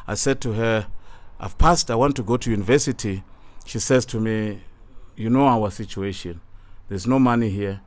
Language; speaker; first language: English; non-native, local second language; Tsonga